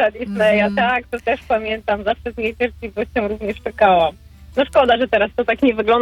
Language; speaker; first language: Polish; native; Polish